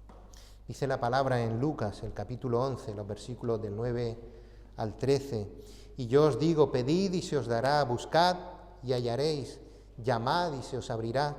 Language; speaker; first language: Spanish; native; Spanish